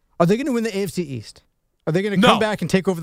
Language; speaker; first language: English; native; English